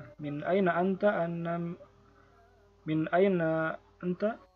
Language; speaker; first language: Arabic; non-native, fluent; Indonesian